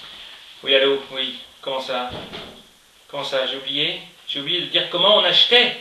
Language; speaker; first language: French; native; French